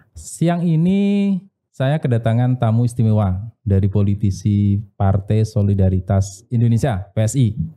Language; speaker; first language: Indonesian; native; Indonesian